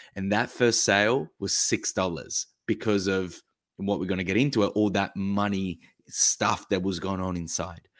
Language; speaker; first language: English; early bilingual, other home language; Italian